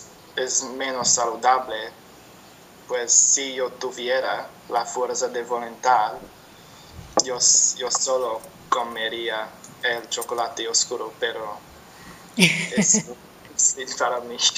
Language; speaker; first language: Spanish; non-native, learner; English